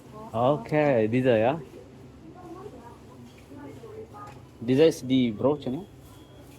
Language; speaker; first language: German; non-native, learner; Amharic